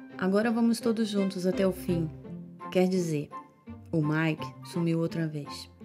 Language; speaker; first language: Portuguese; native; Portuguese